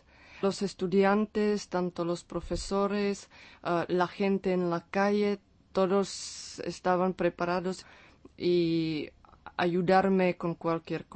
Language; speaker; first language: Spanish; non-native, fluent; Czech